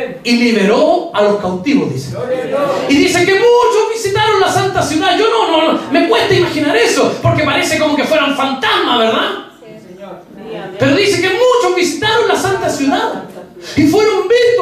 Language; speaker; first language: Spanish; native; Spanish